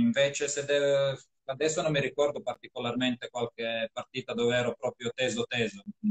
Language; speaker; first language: Italian; non-native, fluent; Croatian